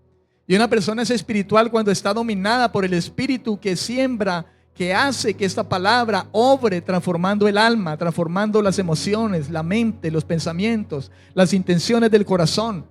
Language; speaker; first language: Spanish; native; Spanish